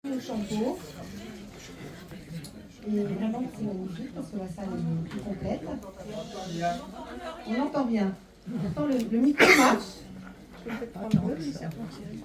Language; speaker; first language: French; native; French